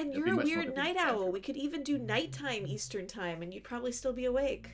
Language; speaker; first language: English; native; English